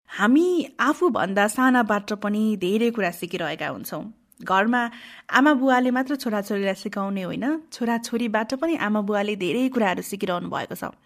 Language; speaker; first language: Nepali; native; Nepali